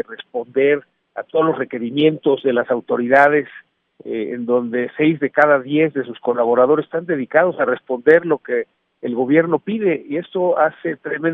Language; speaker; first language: Spanish; native; Spanish